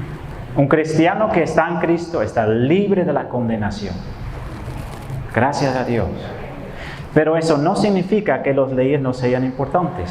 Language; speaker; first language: Spanish; non-native, fluent; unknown